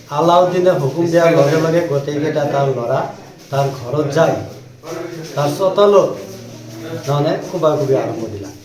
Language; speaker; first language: Assamese; non-native, local second language; Bangla